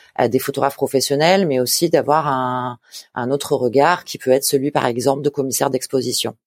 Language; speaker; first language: French; native; French